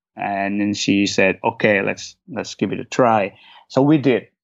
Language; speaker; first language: English; non-native, fluent; Indonesian